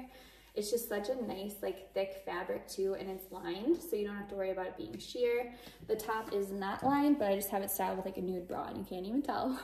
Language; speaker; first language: English; native; English